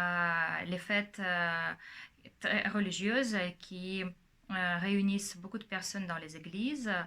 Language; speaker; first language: French; non-native, fluent; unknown